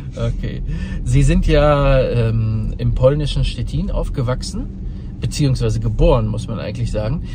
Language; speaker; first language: German; native; German